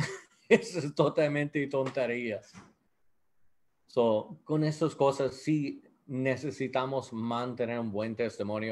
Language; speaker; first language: Spanish; non-native, learner; English